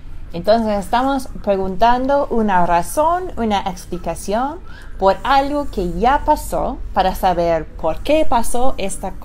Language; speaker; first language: Spanish; non-native, fluent; English